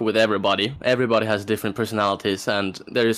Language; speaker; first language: English; non-native, fluent; Swedish